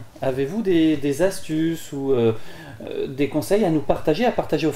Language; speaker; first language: French; native; French